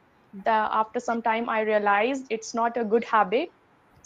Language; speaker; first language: English; non-native, learner; Hindi